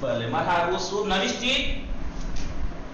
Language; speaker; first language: Persian; non-native, fluent; Urdu